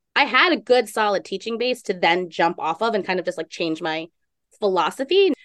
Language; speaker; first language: English; native; English